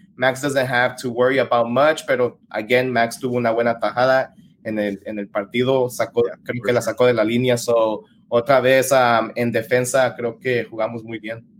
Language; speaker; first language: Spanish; early bilingual, heritage; Spanish